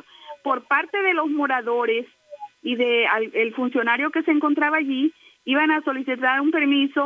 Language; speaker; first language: Spanish; native; Spanish